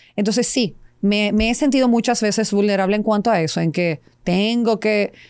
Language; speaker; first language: Spanish; non-native, fluent; Serbian